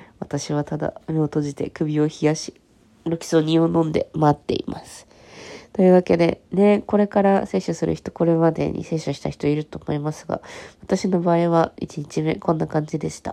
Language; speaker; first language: Japanese; native; Japanese